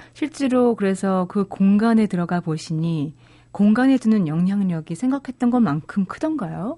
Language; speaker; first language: Korean; native; Korean